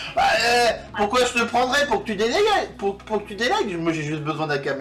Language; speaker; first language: French; native; French